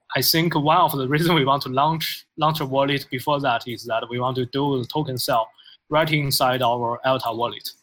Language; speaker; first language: English; non-native, fluent; Chinese